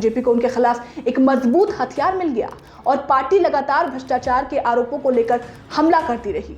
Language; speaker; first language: Hindi; native; Hindi